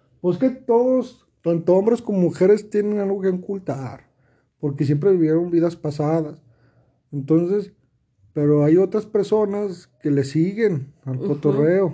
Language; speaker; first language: Spanish; native; Spanish